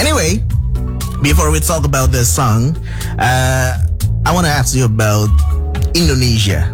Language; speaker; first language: English; non-native, learner; Indonesian